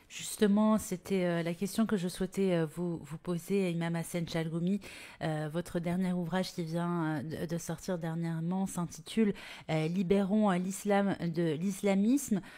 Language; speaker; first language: French; native; French